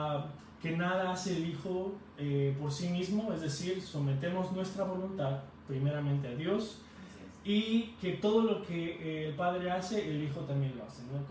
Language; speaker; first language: Spanish; native; Spanish